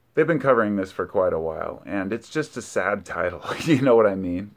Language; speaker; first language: English; native; English